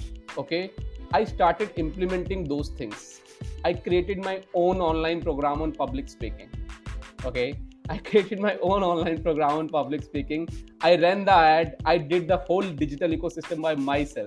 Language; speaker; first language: English; non-native, local second language; Hindi